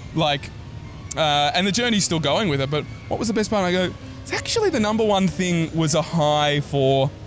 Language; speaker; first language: English; native; English